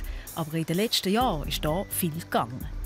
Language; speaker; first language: German; native; German